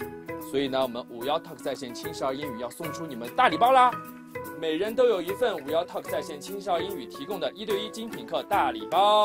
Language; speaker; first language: Chinese; native; Chinese